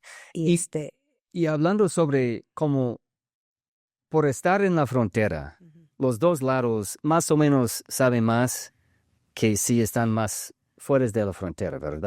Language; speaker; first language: Spanish; early bilingual, heritage; English